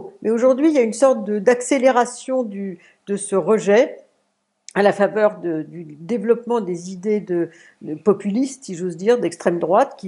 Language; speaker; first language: French; native; French